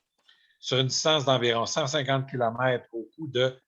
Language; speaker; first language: French; native; French